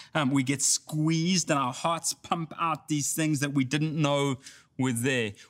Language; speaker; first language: English; native; English